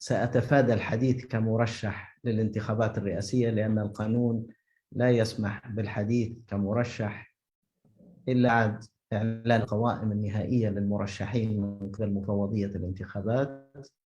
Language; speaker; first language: Arabic; native; Arabic